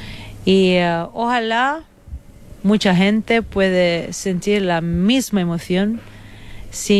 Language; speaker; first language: Spanish; non-native, fluent; Italian